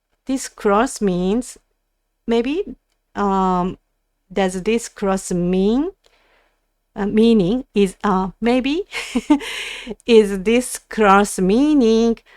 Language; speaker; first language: English; non-native, learner; Japanese